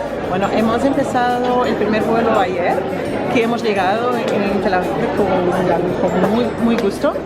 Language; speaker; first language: Spanish; non-native, fluent; Portuguese